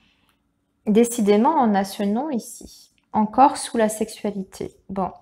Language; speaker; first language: French; native; French